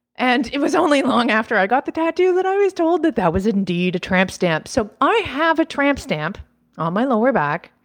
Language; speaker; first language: English; native; English